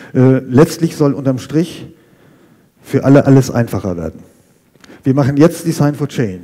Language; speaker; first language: German; native; German